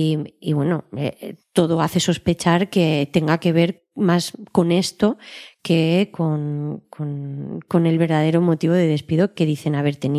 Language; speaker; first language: Spanish; native; Spanish